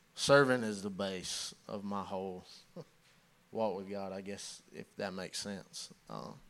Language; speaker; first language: English; native; English